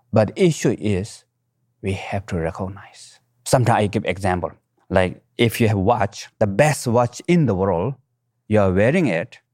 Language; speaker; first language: English; non-native, local second language; Tibetan